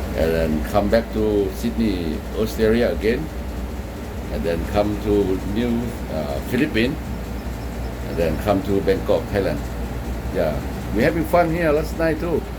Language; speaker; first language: English; non-native, learner; Lao